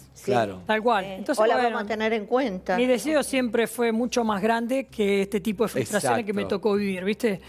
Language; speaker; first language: Spanish; native; Spanish